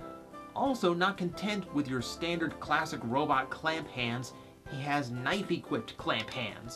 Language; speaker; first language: English; native; English